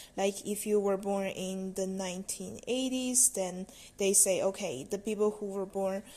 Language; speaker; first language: English; non-native, fluent; Chinese